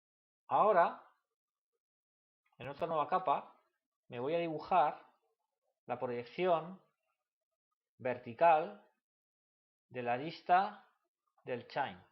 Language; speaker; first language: Spanish; native; Spanish